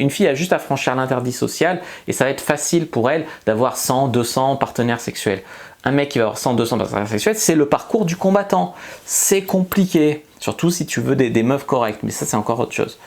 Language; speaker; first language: French; native; French